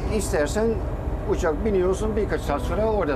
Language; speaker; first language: Turkish; non-native, fluent; Dutch